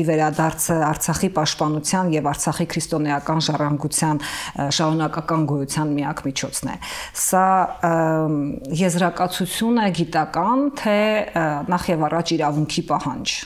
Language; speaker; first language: Armenian; native; Armenian